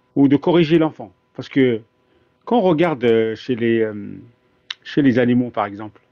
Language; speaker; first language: French; non-native, local second language; Arabic